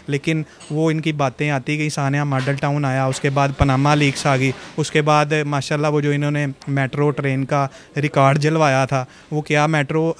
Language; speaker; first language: Urdu; non-native, local second language; Punjabi